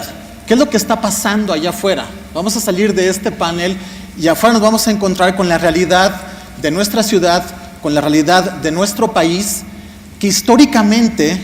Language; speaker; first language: Spanish; native; Spanish